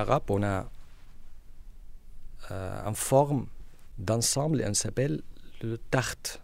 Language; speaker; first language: French; non-native, learner; Arabic